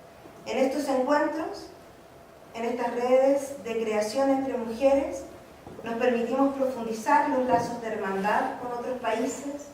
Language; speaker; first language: Spanish; native; Spanish